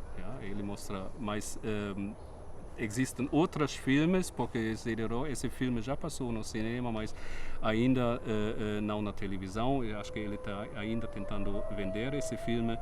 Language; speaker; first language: Portuguese; non-native, fluent; German